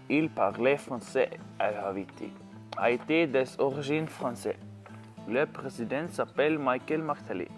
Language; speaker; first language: French; non-native, learner; Norwegian